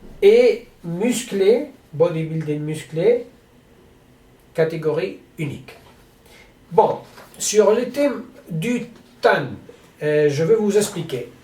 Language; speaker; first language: French; non-native, learner; Spanish